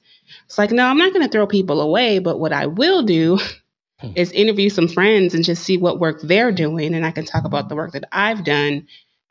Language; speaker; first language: English; native; English